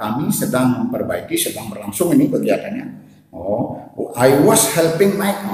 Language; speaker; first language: Indonesian; non-native, local second language; Balinese